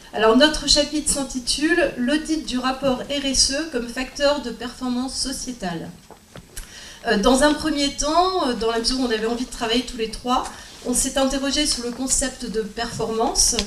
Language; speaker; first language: French; non-native, fluent; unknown